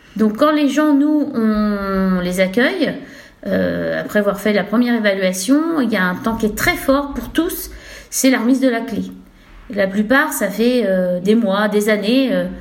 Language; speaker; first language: French; native; French